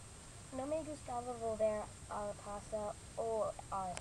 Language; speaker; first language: Spanish; non-native, learner; English